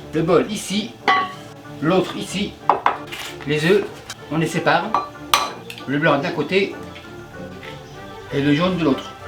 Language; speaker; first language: French; native; French